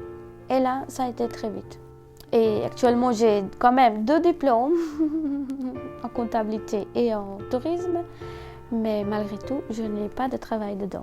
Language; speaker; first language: French; non-native, fluent; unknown